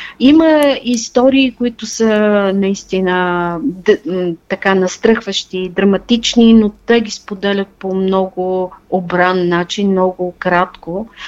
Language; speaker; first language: Bulgarian; native; Bulgarian